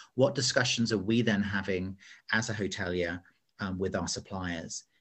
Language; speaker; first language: English; native; English